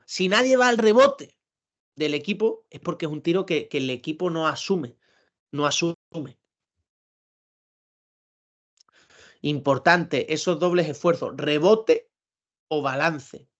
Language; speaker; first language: Spanish; native; Spanish